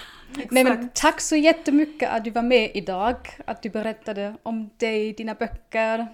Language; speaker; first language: Swedish; non-native, fluent; German